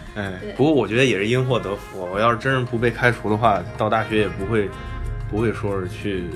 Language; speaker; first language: Chinese; native; Chinese